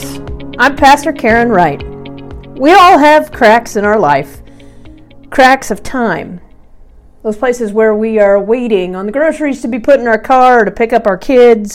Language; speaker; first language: English; native; English